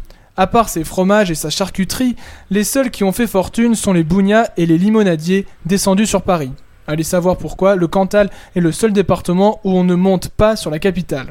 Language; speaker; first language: French; native; French